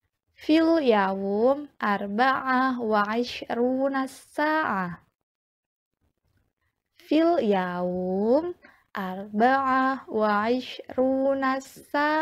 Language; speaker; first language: Arabic; non-native, learner; Indonesian